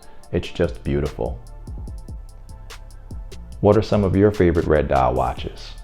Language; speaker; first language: English; native; English